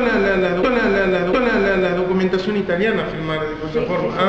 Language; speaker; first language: Italian; non-native, learner; Spanish